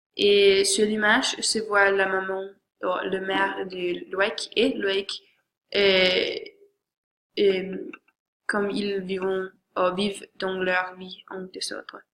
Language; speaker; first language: French; non-native, learner; Swedish